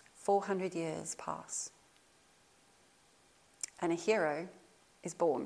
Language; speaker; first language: English; native; English